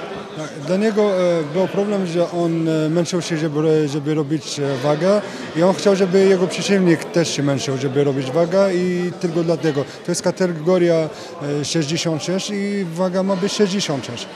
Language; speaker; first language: Polish; early bilingual, heritage; Polish